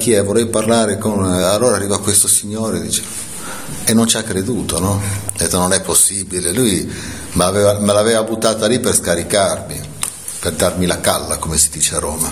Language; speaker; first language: Italian; native; Italian